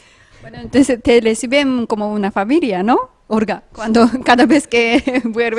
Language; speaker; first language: Spanish; non-native, fluent; Japanese